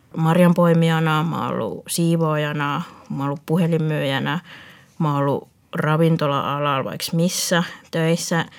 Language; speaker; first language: Finnish; early bilingual, other home language; Vietnamese